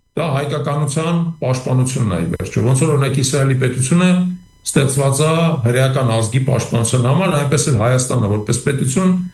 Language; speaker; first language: Armenian; native; Armenian